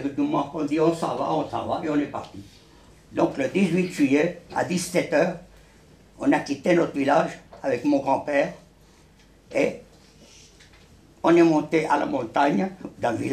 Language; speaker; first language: French; early bilingual, other home language; Spanish